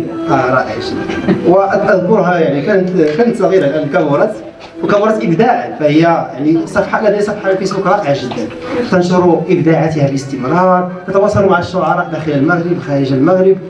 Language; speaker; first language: Arabic; native; Arabic